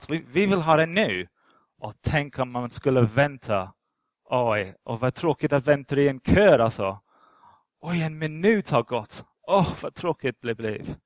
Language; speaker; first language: Swedish; non-native, fluent; English